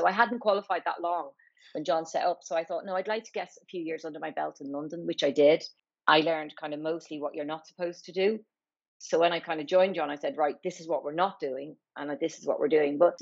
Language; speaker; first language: English; native; English